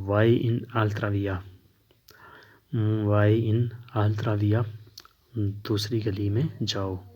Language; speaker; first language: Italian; non-native, learner; Urdu